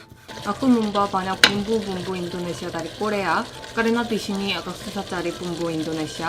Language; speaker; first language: Indonesian; non-native, fluent; Korean